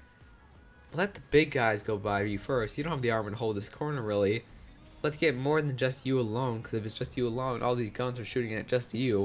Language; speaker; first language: English; native; English